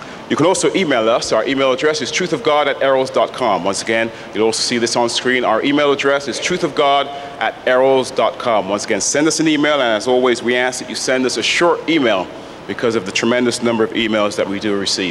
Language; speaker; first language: English; native; English